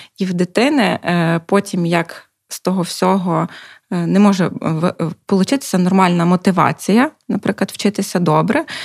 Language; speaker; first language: Ukrainian; native; Ukrainian